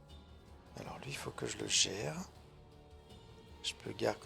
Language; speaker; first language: French; native; French